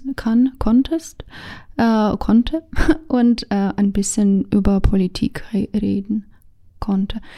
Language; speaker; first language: German; non-native, fluent; Russian